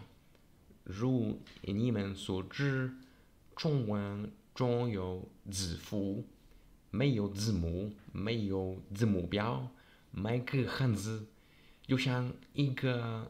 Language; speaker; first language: Chinese; non-native, learner; Polish